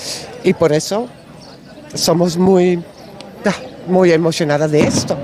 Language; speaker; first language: Spanish; non-native, learner; Dutch